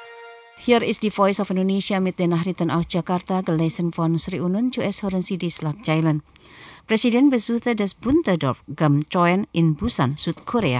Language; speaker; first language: German; non-native, fluent; Indonesian